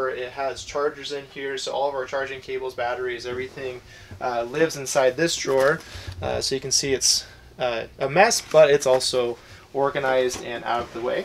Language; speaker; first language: English; native; English